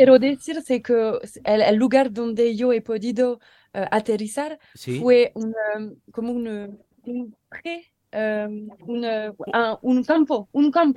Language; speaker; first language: Spanish; non-native, learner; French